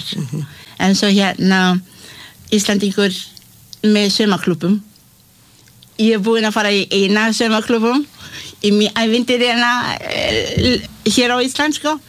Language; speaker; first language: Icelandic; non-native, learner; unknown